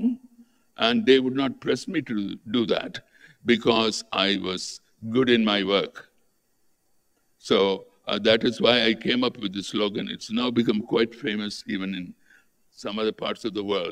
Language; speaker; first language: English; non-native, local second language; Tamil